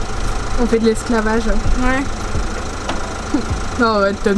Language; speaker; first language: French; native; French